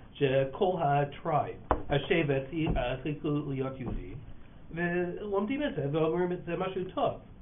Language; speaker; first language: Hebrew; non-native, learner; English